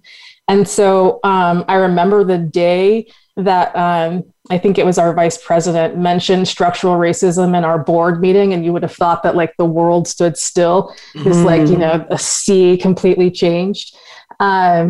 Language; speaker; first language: English; native; English